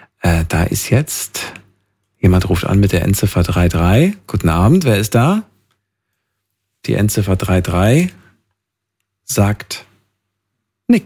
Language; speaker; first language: German; native; German